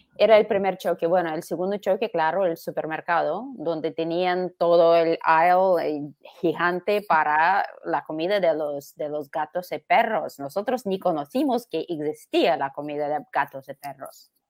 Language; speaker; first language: Spanish; non-native, fluent; Russian